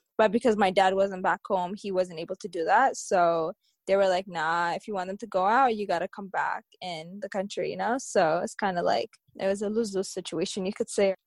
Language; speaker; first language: English; early bilingual, other home language; Tigrinya